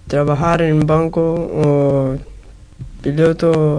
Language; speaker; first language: Spanish; non-native, local second language; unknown